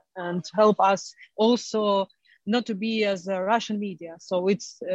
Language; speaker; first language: English; non-native, fluent; Ukrainian